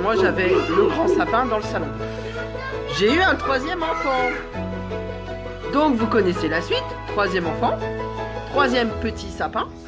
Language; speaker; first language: French; native; French